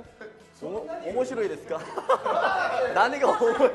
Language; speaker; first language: Japanese; non-native, learner; Korean